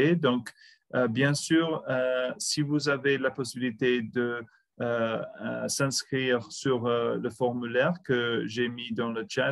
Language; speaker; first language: French; non-native, fluent; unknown